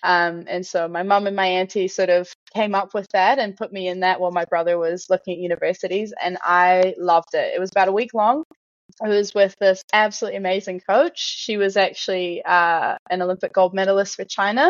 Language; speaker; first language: English; native; English